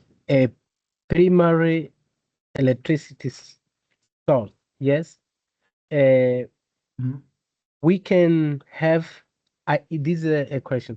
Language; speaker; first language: English; non-native, learner; Portuguese